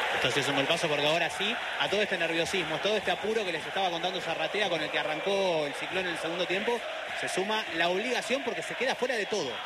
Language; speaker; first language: Spanish; native; Spanish